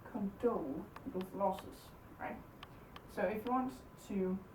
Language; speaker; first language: English; non-native, fluent; Danish